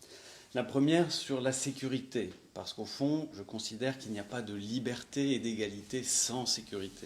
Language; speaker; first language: French; native; French